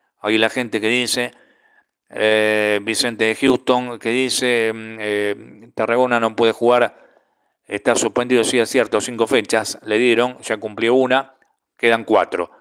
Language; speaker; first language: Spanish; native; Spanish